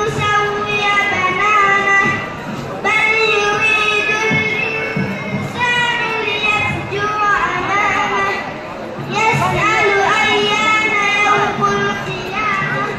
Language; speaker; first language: Arabic; non-native, learner; Oromo